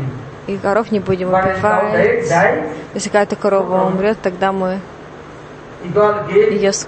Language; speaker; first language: Russian; non-native, learner; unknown